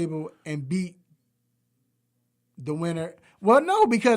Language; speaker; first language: English; native; English